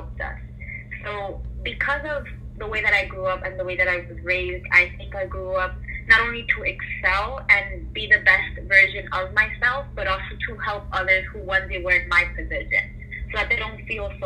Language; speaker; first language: English; native; English